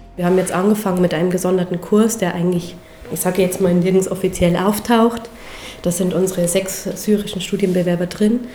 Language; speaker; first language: German; native; German